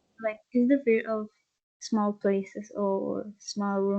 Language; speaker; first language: English; non-native, fluent; Spanish